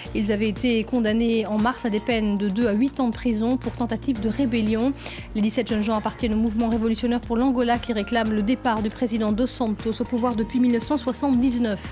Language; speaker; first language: French; native; French